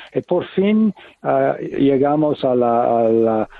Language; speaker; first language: Spanish; non-native, fluent; English